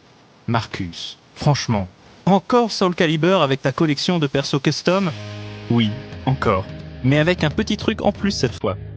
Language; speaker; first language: French; native; French